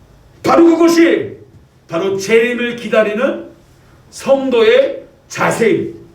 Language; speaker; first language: Korean; native; Korean